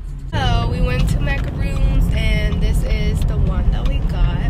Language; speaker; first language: English; early bilingual, other home language; Spanish